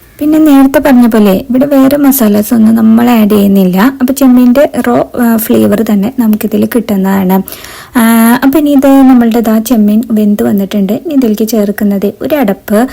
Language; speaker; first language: Malayalam; native; Malayalam